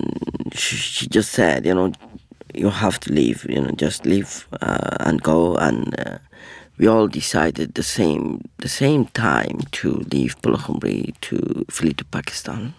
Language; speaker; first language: English; non-native, learner; Persian